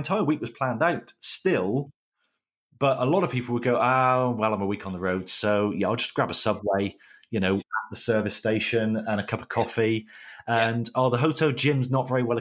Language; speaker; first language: English; native; English